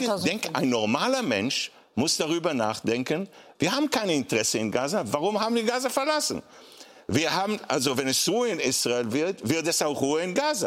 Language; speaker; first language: German; non-native, fluent; Hebrew